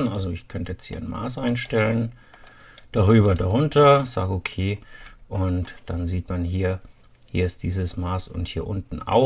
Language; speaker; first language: German; native; German